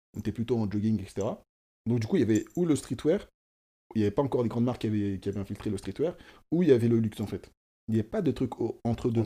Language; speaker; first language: French; early bilingual, other home language; Kongo